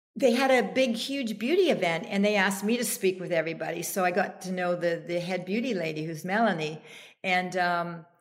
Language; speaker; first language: English; native; English